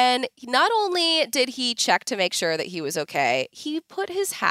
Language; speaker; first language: English; native; English